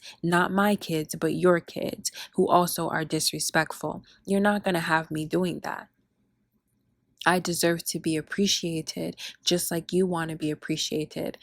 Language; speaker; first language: English; early bilingual, other home language; Spanish